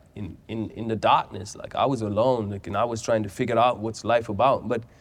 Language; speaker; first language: English; non-native, fluent; German